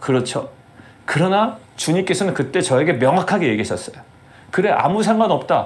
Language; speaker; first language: Korean; native; Korean